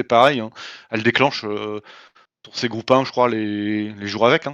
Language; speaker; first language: French; native; French